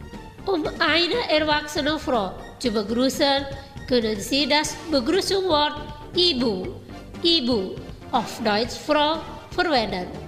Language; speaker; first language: German; non-native, fluent; Indonesian